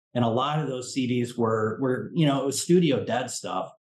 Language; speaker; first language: English; native; English